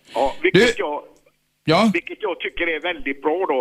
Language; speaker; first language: Swedish; native; Swedish